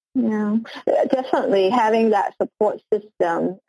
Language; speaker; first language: English; non-native, local second language; Cantonese